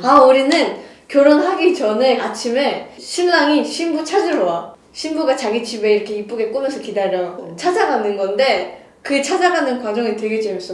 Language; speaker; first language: Korean; non-native, fluent; Russian